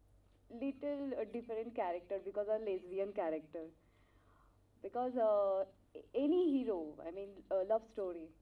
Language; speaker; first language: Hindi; non-native, local second language; Telugu